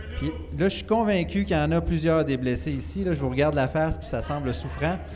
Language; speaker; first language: French; native; French